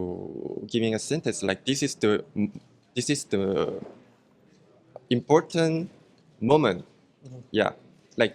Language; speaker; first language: English; non-native, learner; Korean